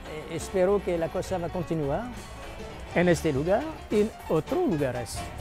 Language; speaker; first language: Spanish; non-native, fluent; French